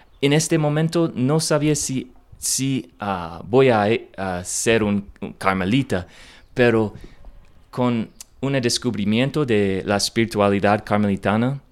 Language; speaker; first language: Spanish; non-native, learner; English